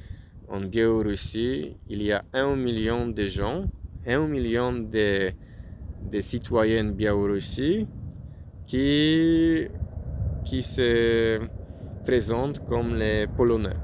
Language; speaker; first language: French; non-native, learner; Polish